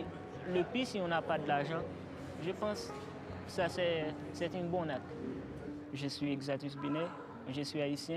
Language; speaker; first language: French; non-native, local second language; Haitian Creole